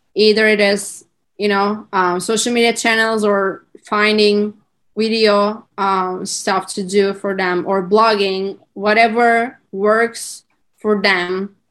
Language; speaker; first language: English; non-native, fluent; Turkish